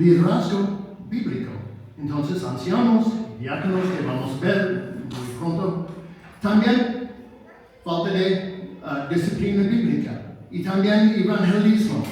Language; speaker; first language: Spanish; non-native, fluent; English